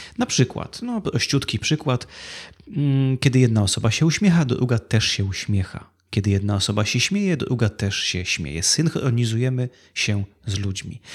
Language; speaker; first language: Polish; native; Polish